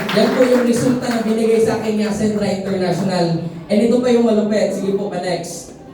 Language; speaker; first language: Filipino; non-native, local second language; Cebuano